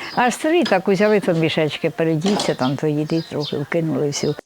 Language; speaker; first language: Ukrainian; native; Ukrainian